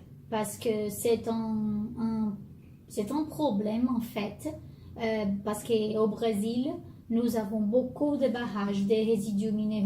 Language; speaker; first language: French; non-native, learner; Portuguese